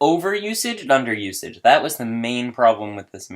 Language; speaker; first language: English; native; English